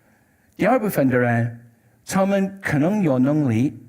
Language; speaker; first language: Chinese; non-native, learner; English